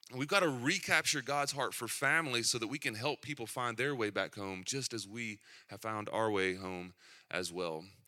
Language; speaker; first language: English; native; English